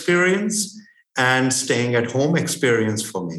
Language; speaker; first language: English; non-native, local second language; Hindi